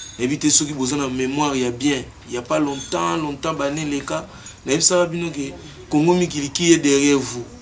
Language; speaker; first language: Lingala; native; Lingala